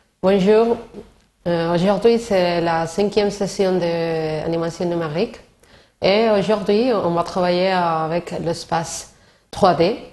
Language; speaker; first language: French; non-native, learner; Spanish